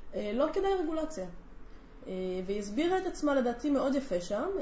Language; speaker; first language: Hebrew; native; Hebrew